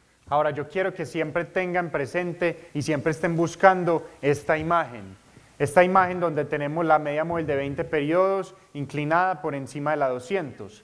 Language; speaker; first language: Spanish; native; Spanish